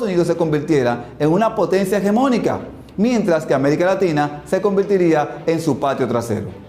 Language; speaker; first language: Spanish; native; Spanish